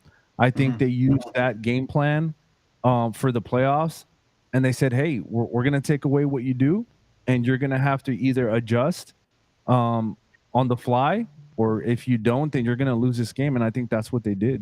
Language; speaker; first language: English; native; English